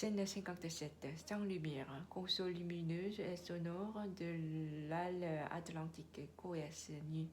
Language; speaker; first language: French; non-native, learner; Korean